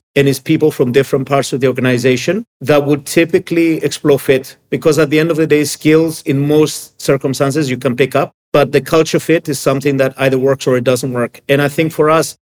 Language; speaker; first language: English; early bilingual, other home language; Greek